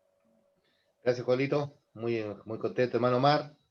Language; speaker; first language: Spanish; native; Spanish